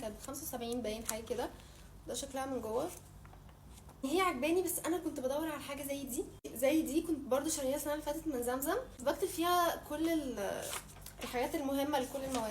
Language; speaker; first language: Arabic; native; Arabic